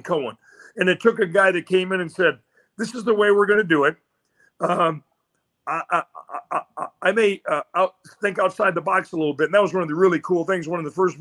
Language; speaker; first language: English; native; English